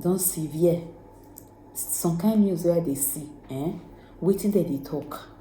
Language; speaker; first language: Nigerian Pidgin; native; Nigerian Pidgin